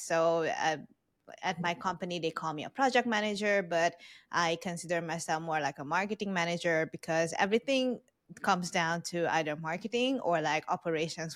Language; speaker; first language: English; non-native, fluent; Hungarian